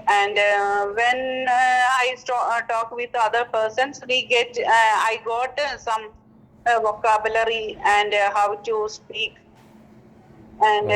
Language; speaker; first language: English; non-native, local second language; Malayalam